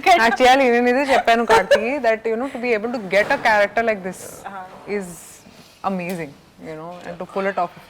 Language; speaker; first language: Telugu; non-native, fluent; Hindi